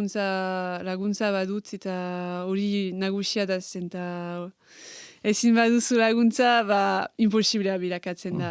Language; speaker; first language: Basque; non-native, local second language; French